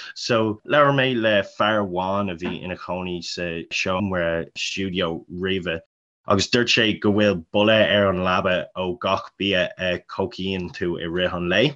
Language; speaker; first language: Irish; non-native, local second language; English